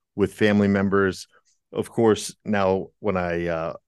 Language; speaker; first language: English; native; English